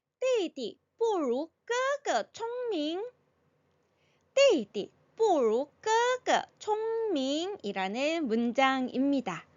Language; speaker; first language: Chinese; non-native, fluent; Korean